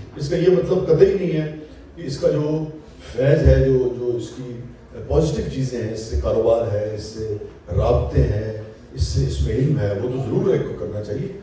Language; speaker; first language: Urdu; non-native, local second language; Punjabi